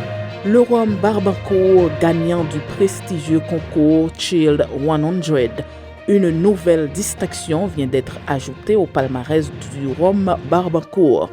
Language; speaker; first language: French; non-native, local second language; Haitian Creole